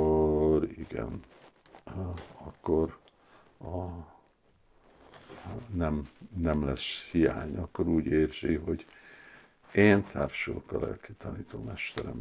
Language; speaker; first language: Hungarian; early bilingual, heritage; Hungarian